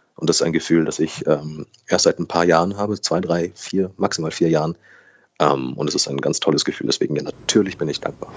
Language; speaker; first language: German; early bilingual, other home language; Portuguese